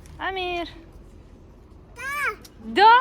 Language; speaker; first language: Russian; non-native, local second language; Tajik